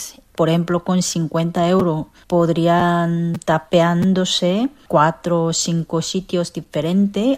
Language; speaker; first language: Spanish; non-native, fluent; Korean